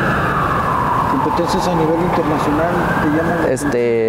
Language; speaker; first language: Spanish; native; Spanish